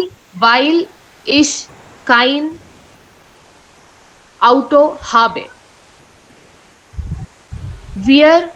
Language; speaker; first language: German; non-native, learner; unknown